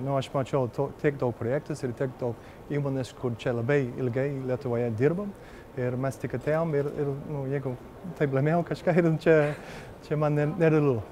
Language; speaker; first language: Lithuanian; early bilingual, heritage; Lithuanian